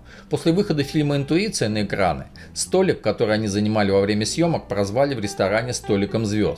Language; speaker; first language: Russian; native; Russian